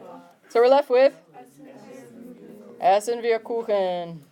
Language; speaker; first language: German; non-native, fluent; English